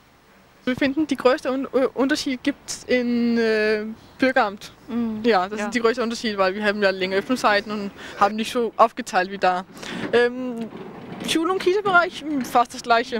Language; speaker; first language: German; non-native, fluent; Danish